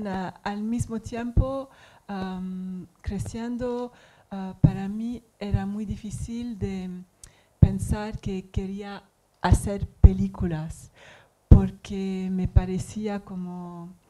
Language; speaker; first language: Spanish; non-native, learner; English